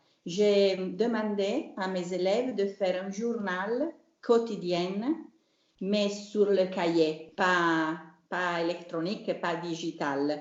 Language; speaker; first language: French; non-native, learner; Italian